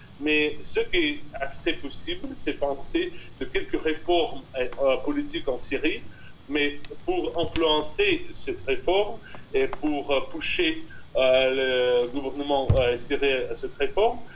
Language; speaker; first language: French; non-native, fluent; Russian